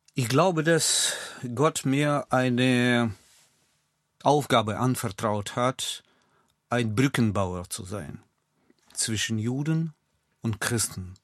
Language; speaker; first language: German; non-native, fluent; Russian